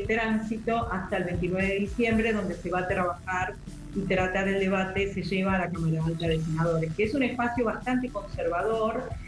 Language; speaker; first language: Spanish; native; Spanish